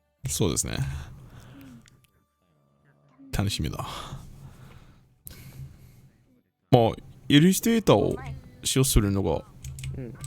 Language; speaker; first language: Japanese; non-native, learner; English